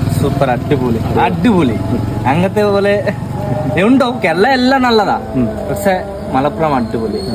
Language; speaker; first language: Malayalam; non-native, learner; Bangla